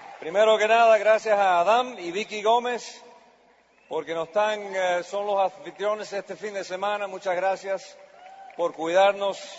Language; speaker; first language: Spanish; early bilingual, heritage; Spanish